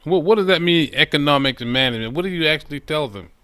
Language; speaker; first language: English; native; English